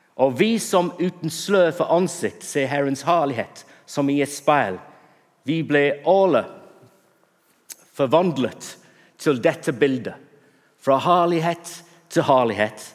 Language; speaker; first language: Norwegian; non-native, fluent; English